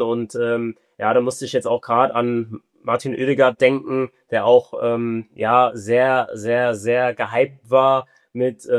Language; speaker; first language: German; early bilingual, other home language; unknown